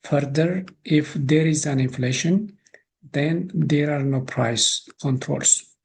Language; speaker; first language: English; non-native, local second language; Amharic